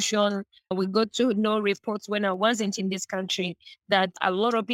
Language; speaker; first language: English; non-native, local second language; Ganda